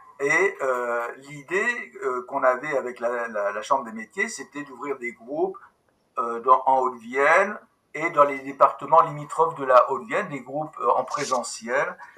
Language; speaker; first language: French; native; French